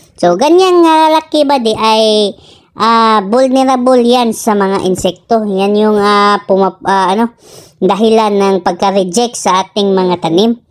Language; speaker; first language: Filipino; non-native, local second language; Cebuano